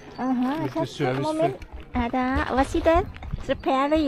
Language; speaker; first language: German; non-native, learner; Thai